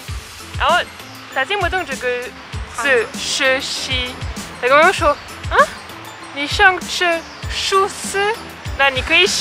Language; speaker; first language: Chinese; non-native, fluent; French